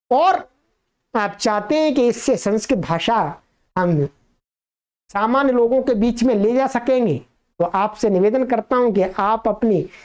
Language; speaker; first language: Hindi; native; Hindi